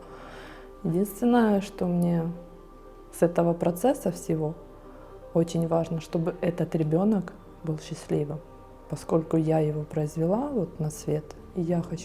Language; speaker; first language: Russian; non-native, fluent; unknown